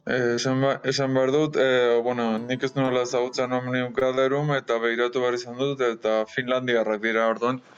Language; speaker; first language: Basque; non-native, local second language; Spanish